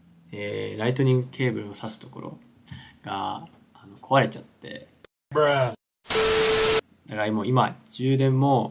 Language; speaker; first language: Japanese; native; Japanese